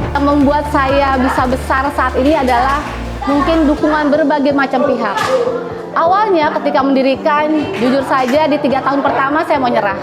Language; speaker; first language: Indonesian; native; Indonesian